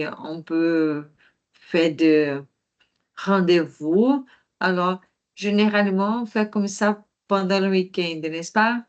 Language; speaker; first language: French; non-native, fluent; Portuguese